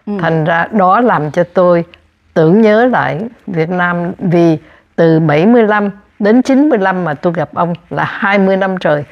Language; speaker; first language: Vietnamese; native; Vietnamese